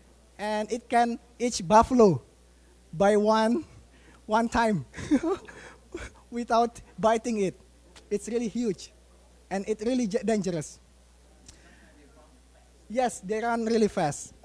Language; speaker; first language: English; non-native, fluent; Indonesian